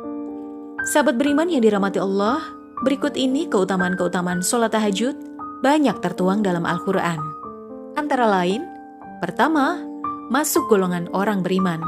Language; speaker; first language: Indonesian; native; Indonesian